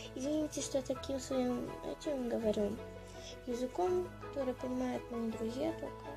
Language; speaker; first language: Russian; native; Russian